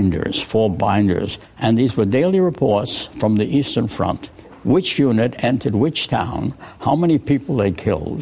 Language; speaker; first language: English; early bilingual, other home language; Yiddish